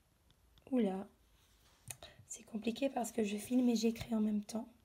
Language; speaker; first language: French; native; French